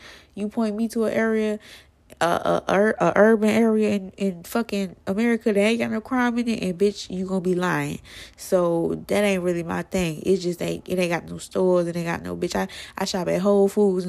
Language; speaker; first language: English; native; English